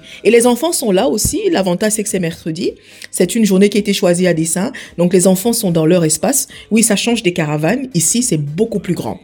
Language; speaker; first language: French; native; French